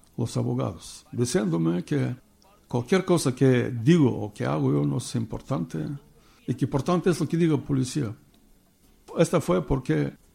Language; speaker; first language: Spanish; non-native, learner; Bulgarian